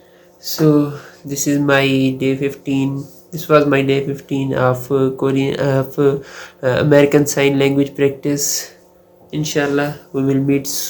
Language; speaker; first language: English; non-native, local second language; Hindi